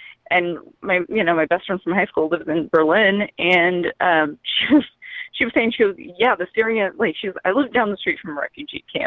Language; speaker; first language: English; native; English